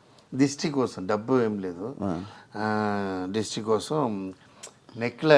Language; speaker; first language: Telugu; non-native, learner; Tamil